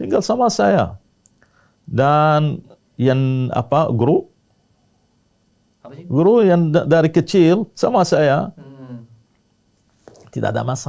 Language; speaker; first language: Indonesian; non-native, learner; Arabic